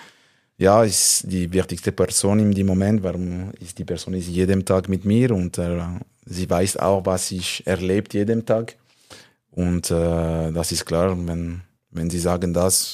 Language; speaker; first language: German; non-native, local second language; French